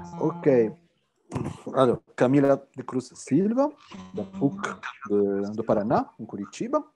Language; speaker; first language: Portuguese; non-native, fluent; Italian